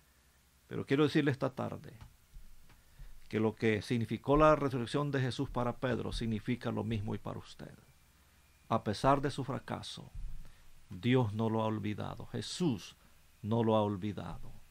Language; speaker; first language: Spanish; native; Spanish